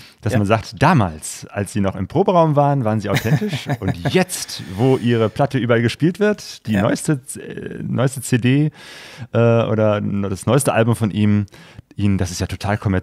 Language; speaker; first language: German; native; German